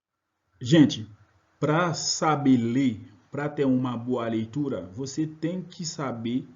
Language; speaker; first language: Portuguese; non-native, fluent; French